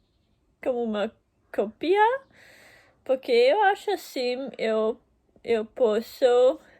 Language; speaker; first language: Portuguese; non-native, learner; German